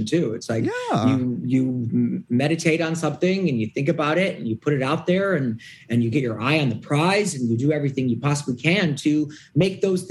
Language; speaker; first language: English; native; English